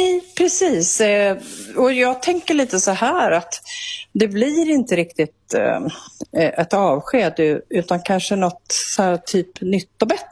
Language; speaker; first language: Swedish; native; Swedish